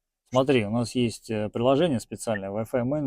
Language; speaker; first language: Russian; native; Russian